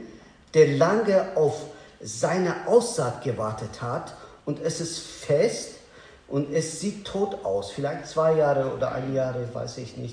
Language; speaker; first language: German; non-native, learner; Azerbaijani